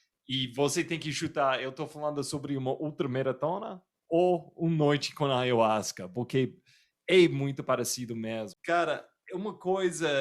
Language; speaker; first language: Portuguese; non-native, fluent; English